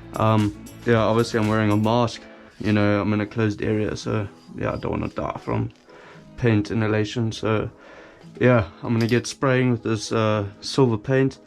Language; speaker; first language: English; native; English